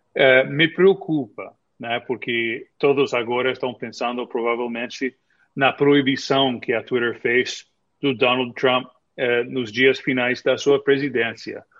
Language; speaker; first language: Portuguese; non-native, fluent; English